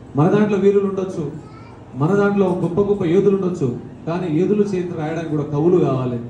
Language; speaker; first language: Telugu; non-native, local second language; Lambadi